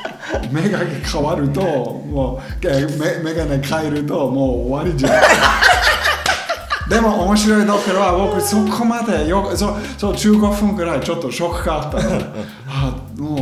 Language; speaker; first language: Japanese; non-native, fluent; German